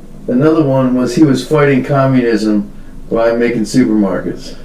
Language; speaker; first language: English; native; English